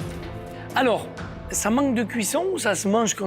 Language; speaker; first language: French; native; French